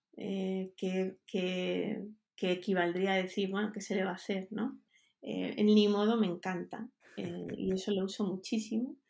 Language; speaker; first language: Spanish; native; Spanish